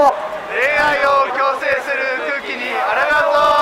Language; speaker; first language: Japanese; native; Japanese